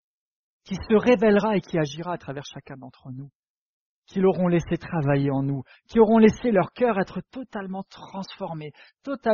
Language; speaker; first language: French; native; French